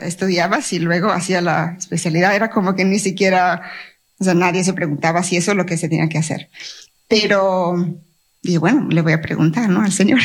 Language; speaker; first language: Spanish; native; Spanish